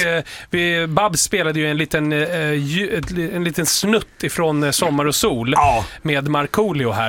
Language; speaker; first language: Swedish; native; Swedish